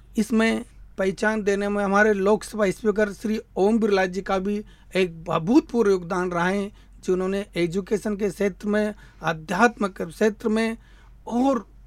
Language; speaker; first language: Hindi; native; Hindi